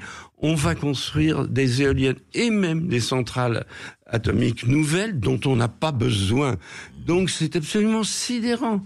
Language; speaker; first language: French; native; French